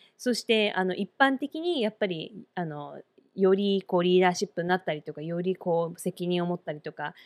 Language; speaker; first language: Japanese; native; Japanese